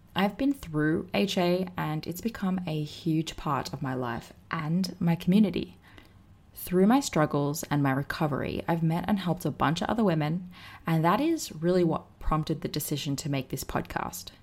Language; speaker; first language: English; native; English